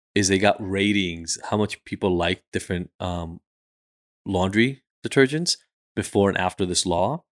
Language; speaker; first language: English; early bilingual, other home language; Hebrew